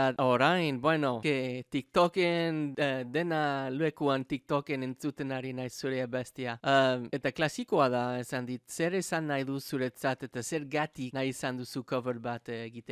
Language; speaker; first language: Basque; non-native, learner; English